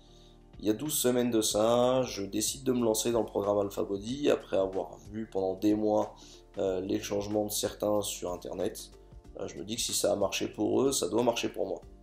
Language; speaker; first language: French; native; French